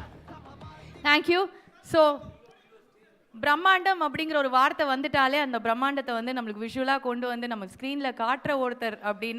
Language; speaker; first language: Tamil; native; Tamil